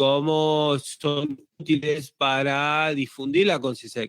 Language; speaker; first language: Spanish; native; Spanish